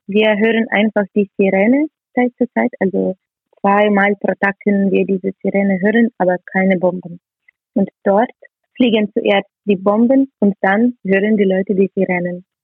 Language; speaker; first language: German; non-native, learner; Ukrainian